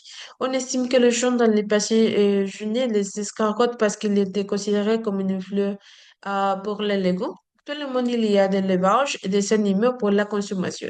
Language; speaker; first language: French; non-native, learner; Spanish